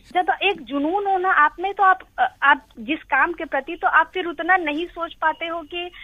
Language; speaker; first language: Hindi; native; Hindi